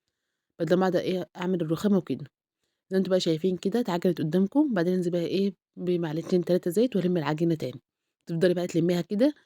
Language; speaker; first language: Arabic; native; Arabic